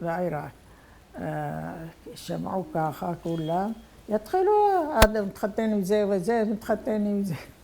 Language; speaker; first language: Hebrew; non-native, fluent; Arabic